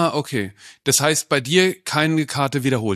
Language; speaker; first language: German; native; German